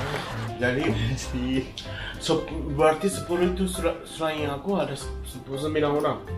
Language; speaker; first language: Indonesian; non-native, fluent; Japanese